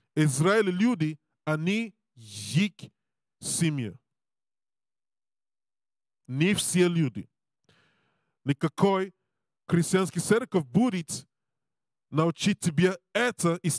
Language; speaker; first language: Russian; non-native, learner; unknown